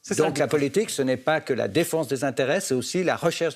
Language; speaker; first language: French; native; French